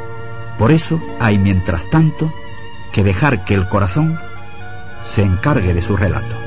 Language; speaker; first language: Spanish; native; Spanish